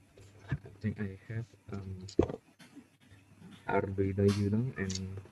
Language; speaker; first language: English; non-native, learner; Indonesian